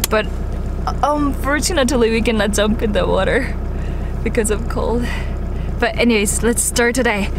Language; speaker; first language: English; non-native, fluent; Korean